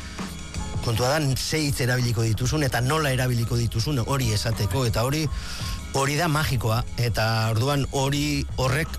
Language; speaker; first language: Basque; native; Basque